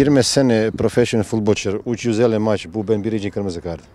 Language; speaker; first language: Turkish; non-native, learner; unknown